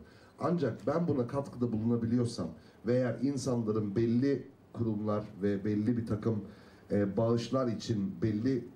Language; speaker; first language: Turkish; native; Turkish